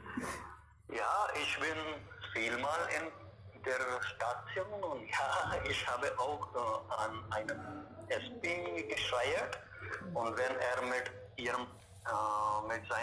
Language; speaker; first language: German; non-native, learner; Hindi